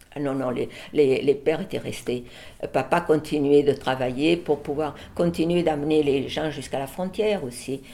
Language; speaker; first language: French; early bilingual, other home language; Catalan